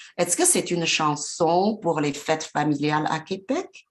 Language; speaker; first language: French; non-native, fluent; Chinese